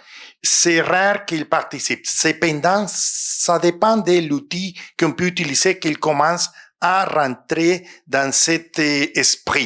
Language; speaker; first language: French; non-native, fluent; Spanish